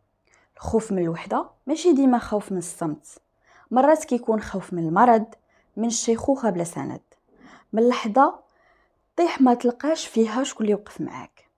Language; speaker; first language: Arabic; native; Arabic